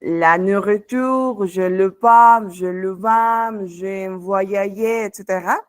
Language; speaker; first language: French; non-native, fluent; Spanish